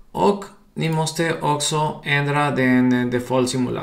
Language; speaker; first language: Swedish; non-native, fluent; Spanish